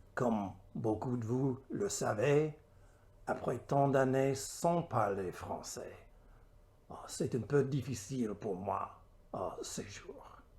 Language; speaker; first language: French; non-native, learner; English